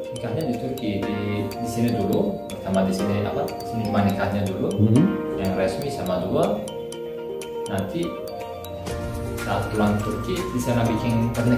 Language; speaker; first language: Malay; non-native, learner; Turkish